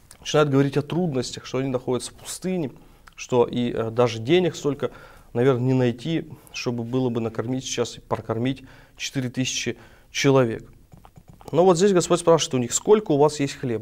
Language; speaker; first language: Russian; native; Russian